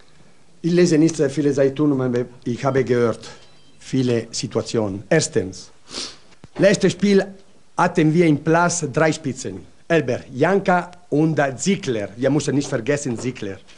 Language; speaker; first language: German; non-native, learner; Italian